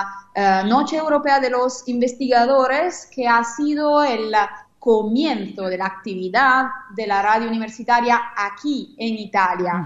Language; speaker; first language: Spanish; non-native, fluent; Italian